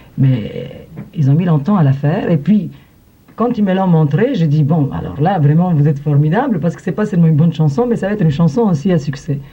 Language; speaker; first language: French; non-native, fluent; Italian